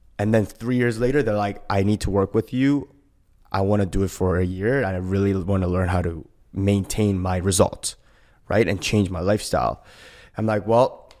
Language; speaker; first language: English; early bilingual, other home language; Korean